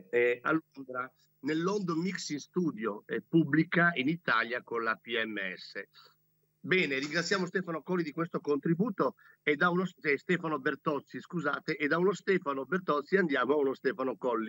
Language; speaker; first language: Italian; native; Italian